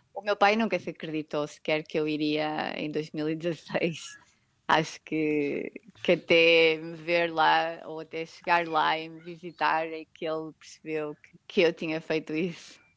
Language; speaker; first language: Portuguese; native; Portuguese